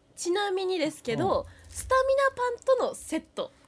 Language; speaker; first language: Japanese; native; Japanese